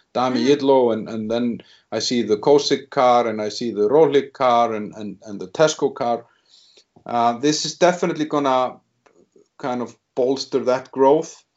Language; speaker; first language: English; non-native, fluent; Icelandic